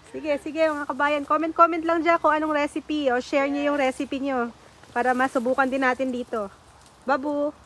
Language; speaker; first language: Filipino; non-native, local second language; Aklanon